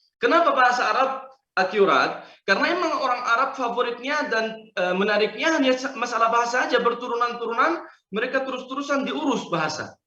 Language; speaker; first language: Indonesian; non-native, fluent; Arabic